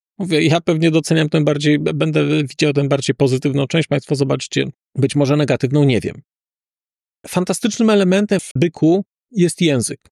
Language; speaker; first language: Polish; native; Polish